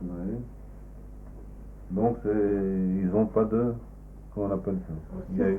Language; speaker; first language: French; native; French